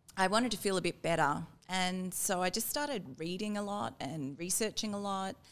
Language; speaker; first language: English; native; English